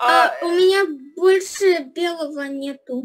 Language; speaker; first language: Russian; early bilingual, heritage; Russian